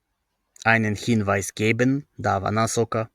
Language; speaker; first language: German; non-native, fluent; Macedonian